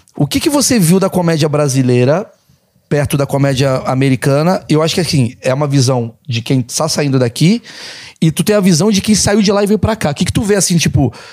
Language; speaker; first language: Portuguese; native; Portuguese